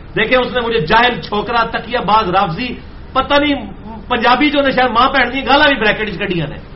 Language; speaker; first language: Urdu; non-native, local second language; Punjabi